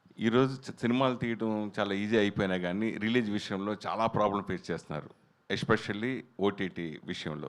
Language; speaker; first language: Telugu; native; Telugu